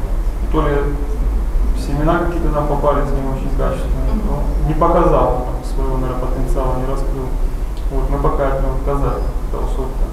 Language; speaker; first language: Russian; native; Russian